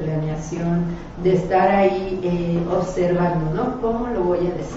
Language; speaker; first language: Spanish; native; Spanish